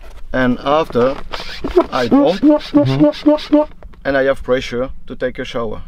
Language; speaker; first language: English; non-native, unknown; French